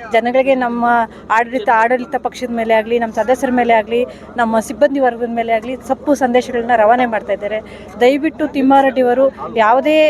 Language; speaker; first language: Kannada; native; Kannada